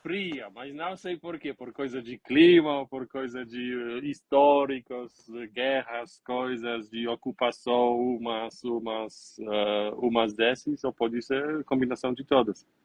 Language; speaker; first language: Portuguese; non-native, learner; Polish